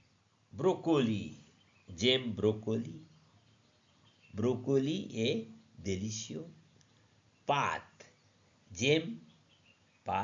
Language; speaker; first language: French; non-native, learner; Nepali